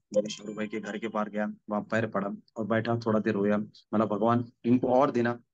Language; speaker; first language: Hindi; non-native, local second language; Marathi